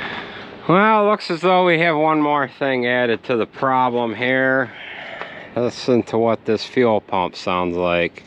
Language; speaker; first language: English; native; English